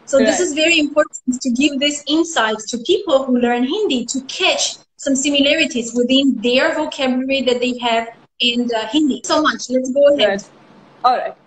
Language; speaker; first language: English; non-native, fluent; Armenian